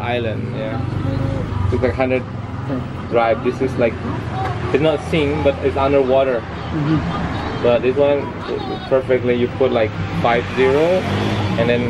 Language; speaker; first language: English; non-native, learner; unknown